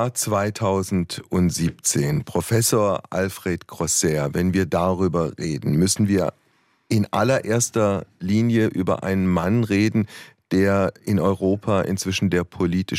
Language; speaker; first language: German; native; German